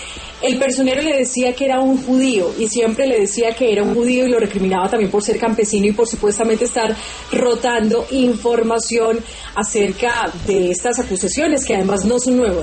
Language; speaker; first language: Spanish; native; Spanish